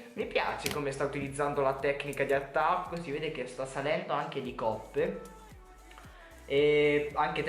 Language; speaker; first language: Italian; native; Italian